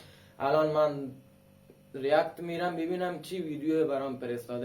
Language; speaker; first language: Persian; non-native, local second language; Baluchi